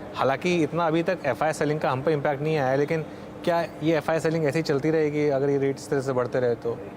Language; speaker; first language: Hindi; native; Hindi